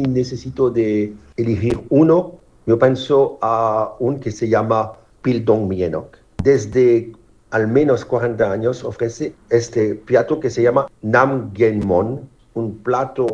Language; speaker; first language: Spanish; non-native, fluent; French